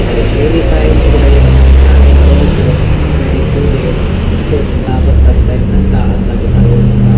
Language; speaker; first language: Filipino; non-native, local second language; Cebuano